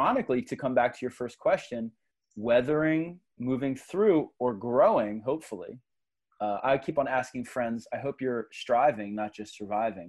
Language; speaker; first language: English; native; English